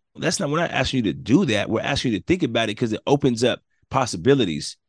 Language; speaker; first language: English; native; English